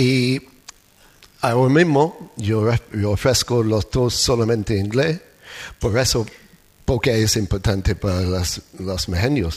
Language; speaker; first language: Spanish; non-native, fluent; English